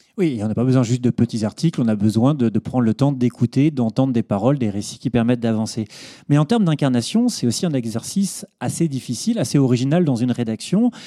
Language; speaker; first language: French; native; French